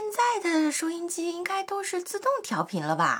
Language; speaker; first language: Chinese; native; Chinese